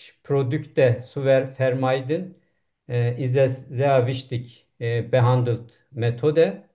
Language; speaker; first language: German; non-native, learner; Turkish